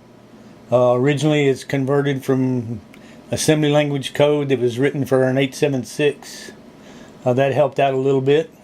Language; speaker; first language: English; native; English